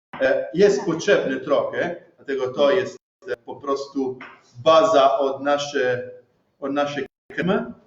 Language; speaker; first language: Polish; non-native, learner; Italian